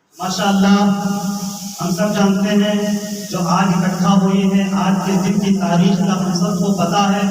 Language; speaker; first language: Urdu; native; Urdu